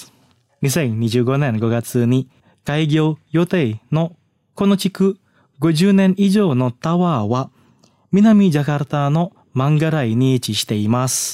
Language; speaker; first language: Japanese; non-native, fluent; Indonesian